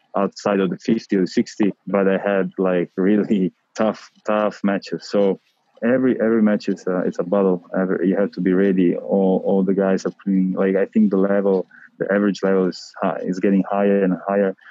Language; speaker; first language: English; non-native, fluent; Italian